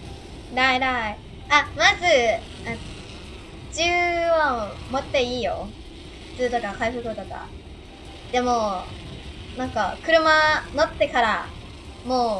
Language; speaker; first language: Japanese; non-native, learner; Thai